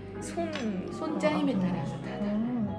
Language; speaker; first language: Korean; native; Korean